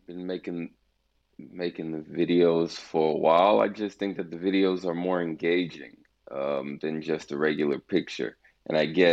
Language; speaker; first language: English; native; English